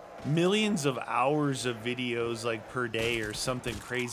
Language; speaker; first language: English; native; English